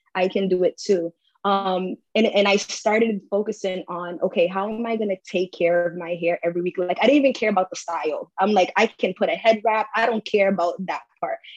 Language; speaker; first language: English; early bilingual, heritage; English